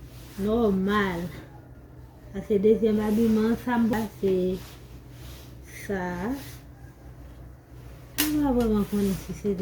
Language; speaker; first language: French; non-native, learner; Haitian Creole